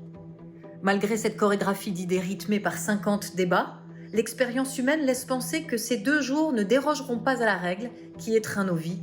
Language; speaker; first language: French; native; French